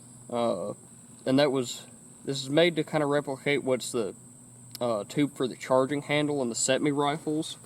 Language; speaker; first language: English; native; English